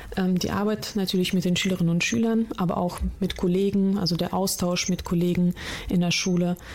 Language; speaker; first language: German; early bilingual, other home language; Russian